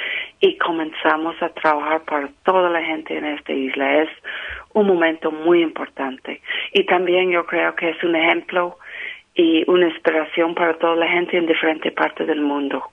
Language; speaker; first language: Spanish; non-native, fluent; English